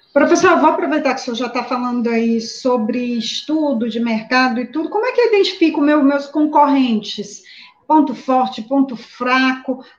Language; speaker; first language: Portuguese; native; Portuguese